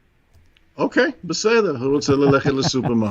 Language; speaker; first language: Hebrew; non-native, fluent; English